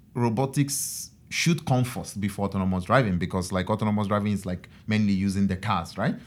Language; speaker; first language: English; non-native, local second language; Igbo